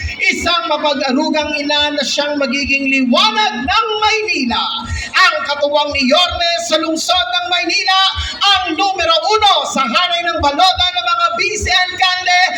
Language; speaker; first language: Filipino; native; Filipino